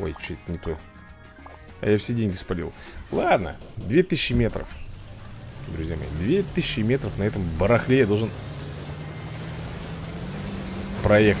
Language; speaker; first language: Russian; native; Russian